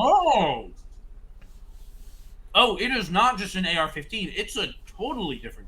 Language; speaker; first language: English; native; English